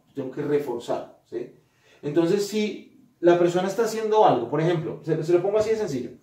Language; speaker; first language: Spanish; native; Spanish